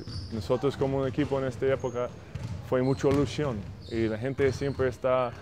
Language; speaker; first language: Spanish; non-native, fluent; English